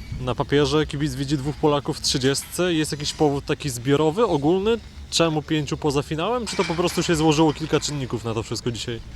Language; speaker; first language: Polish; native; Polish